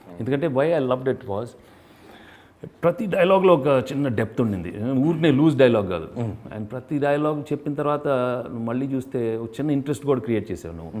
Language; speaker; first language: Telugu; native; Telugu